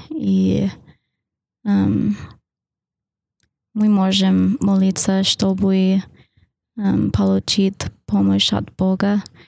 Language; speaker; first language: Russian; non-native, learner; English